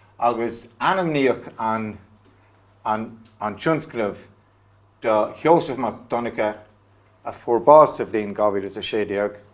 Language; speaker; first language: Irish; non-native, local second language; English